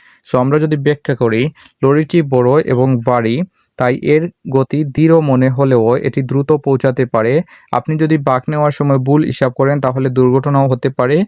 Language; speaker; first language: Bangla; non-native, local second language; Sylheti